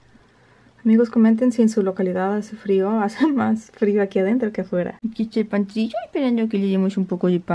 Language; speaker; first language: Spanish; native; Spanish